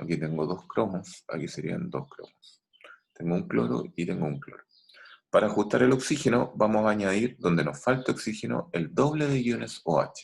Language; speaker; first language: Spanish; native; Spanish